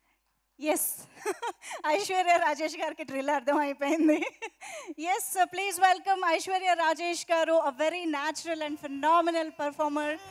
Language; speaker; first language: Telugu; native; Telugu